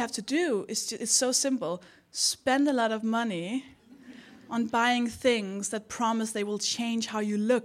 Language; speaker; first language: English; non-native, fluent; Danish